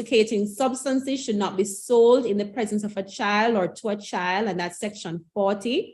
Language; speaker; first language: English; native; English